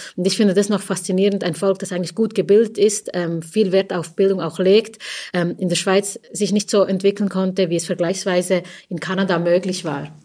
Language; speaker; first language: German; early bilingual, other home language; Tamil